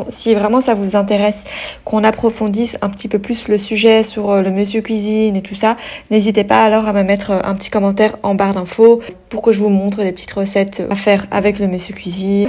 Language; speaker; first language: French; native; French